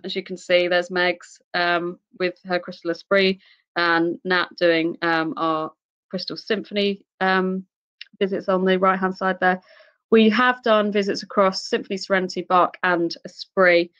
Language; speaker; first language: English; native; English